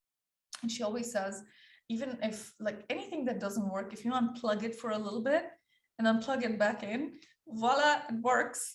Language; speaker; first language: English; early bilingual, other home language; Persian